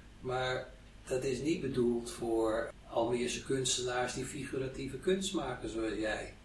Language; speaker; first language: Dutch; native; Dutch